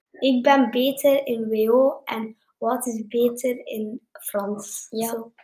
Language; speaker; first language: Dutch; native; Dutch